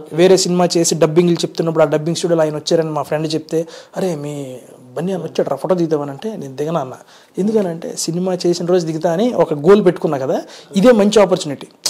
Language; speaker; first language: Telugu; native; Telugu